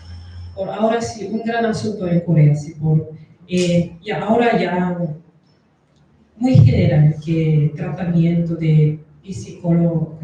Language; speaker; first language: Spanish; non-native, learner; Korean